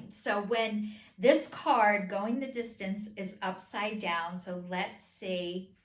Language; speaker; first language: English; native; English